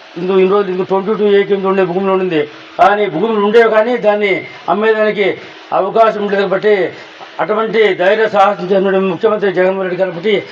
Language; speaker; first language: Telugu; native; Telugu